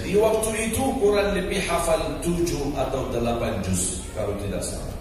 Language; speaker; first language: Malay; non-native, fluent; Arabic